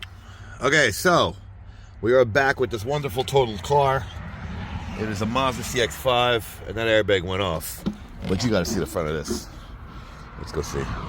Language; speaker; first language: English; native; English